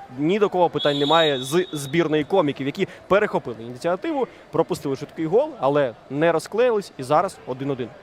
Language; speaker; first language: Ukrainian; native; Ukrainian